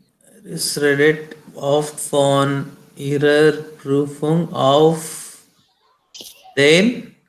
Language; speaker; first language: German; non-native, learner; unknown